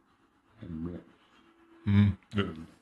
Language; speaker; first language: Finnish; non-native, learner; Thai